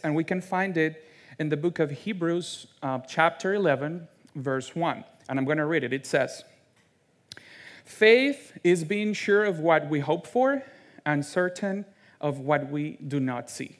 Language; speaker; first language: English; non-native, fluent; Spanish